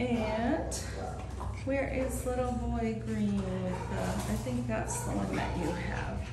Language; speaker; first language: English; native; English